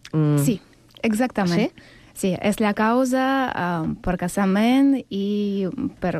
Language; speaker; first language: Catalan; non-native, learner; Russian